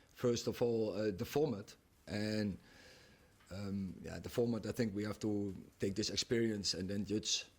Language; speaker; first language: English; non-native, fluent; Dutch